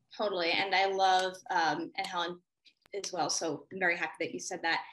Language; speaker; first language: English; native; English